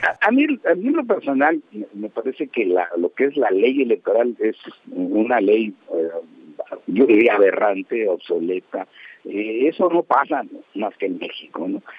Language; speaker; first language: Spanish; native; Spanish